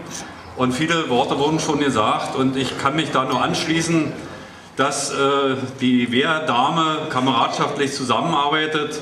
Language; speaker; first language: German; native; German